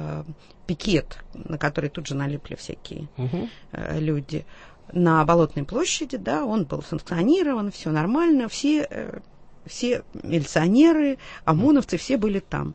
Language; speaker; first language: Russian; native; Russian